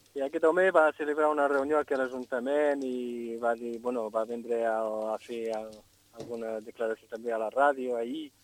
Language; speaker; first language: Catalan; non-native, fluent; Arabic